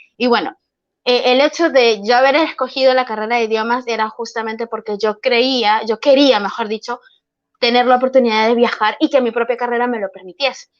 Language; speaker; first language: Spanish; native; Spanish